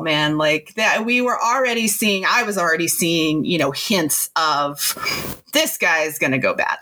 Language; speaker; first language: English; native; English